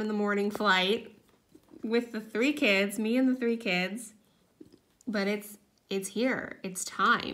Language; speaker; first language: English; native; English